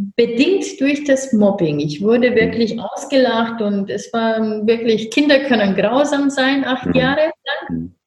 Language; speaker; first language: German; non-native, fluent; Romanian